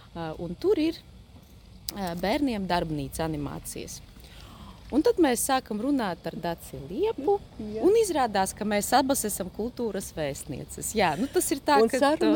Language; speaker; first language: Latvian; non-native, local second language; Polish